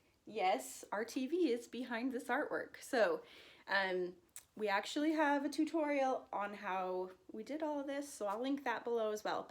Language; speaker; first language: English; native; English